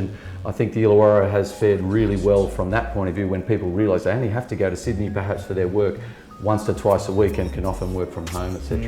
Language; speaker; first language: English; native; English